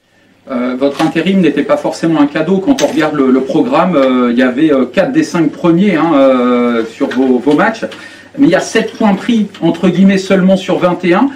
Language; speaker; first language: French; native; French